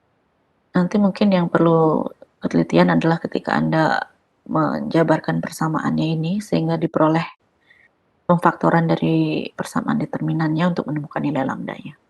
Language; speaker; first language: Indonesian; native; Indonesian